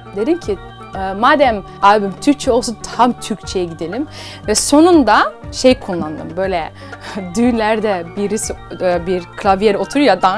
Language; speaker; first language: Turkish; early bilingual, heritage; Turkish